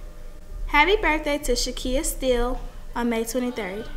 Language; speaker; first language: English; native; English